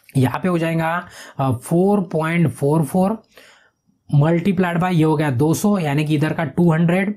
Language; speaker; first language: Hindi; non-native, local second language; Marathi